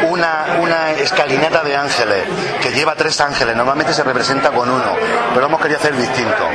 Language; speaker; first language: Spanish; native; Spanish